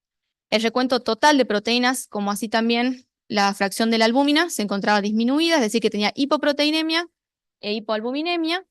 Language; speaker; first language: Spanish; native; Spanish